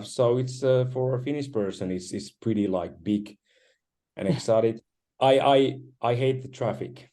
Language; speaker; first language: English; non-native, fluent; Finnish